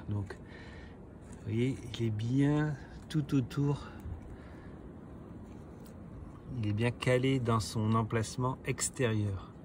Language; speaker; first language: French; native; French